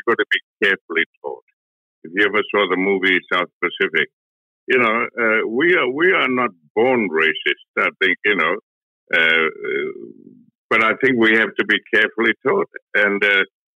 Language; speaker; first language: English; non-native, local second language; Tamil